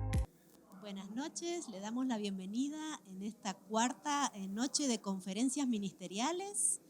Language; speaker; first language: Spanish; native; Spanish